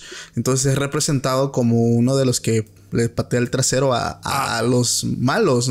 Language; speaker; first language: Spanish; native; Spanish